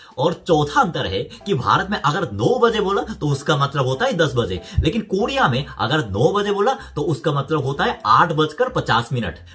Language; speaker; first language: Hindi; non-native, fluent; Korean